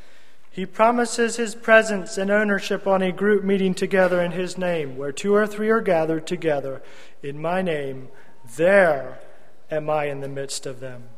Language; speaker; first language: English; native; English